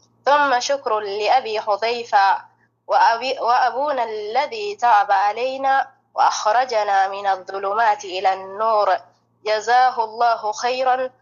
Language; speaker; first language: Arabic; non-native, fluent; Oromo